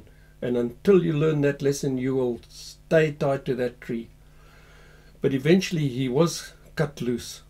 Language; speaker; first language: English; native; English